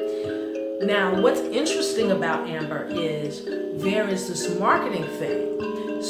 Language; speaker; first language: English; native; English